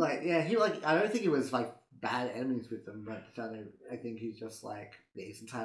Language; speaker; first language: English; native; English